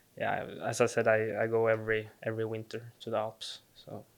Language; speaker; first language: English; non-native, fluent; Norwegian